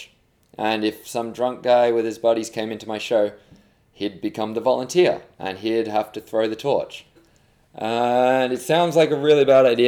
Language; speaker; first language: English; native; English